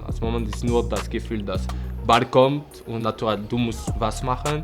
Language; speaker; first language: German; non-native, learner; French